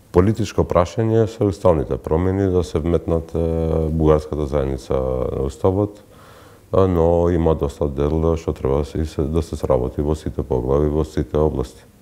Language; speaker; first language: Macedonian; non-native, local second language; Albanian